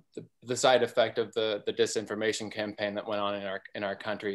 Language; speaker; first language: English; native; English